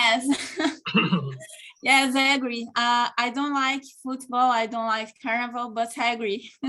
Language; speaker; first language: English; non-native, local second language; Portuguese